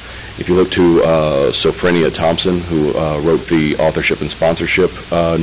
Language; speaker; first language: English; native; English